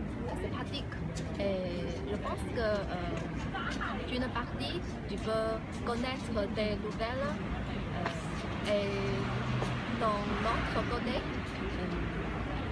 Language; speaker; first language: French; non-native, learner; Chinese